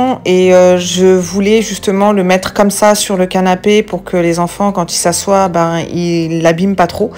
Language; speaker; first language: French; native; French